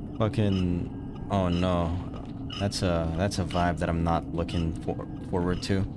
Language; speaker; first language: English; non-native, local second language; Filipino